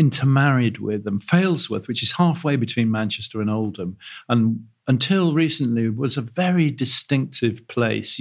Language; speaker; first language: English; native; English